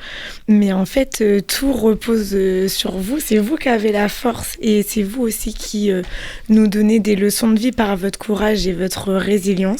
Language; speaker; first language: French; native; French